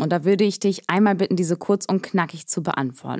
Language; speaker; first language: German; native; German